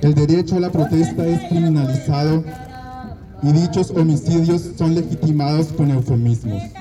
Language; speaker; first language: Spanish; native; Spanish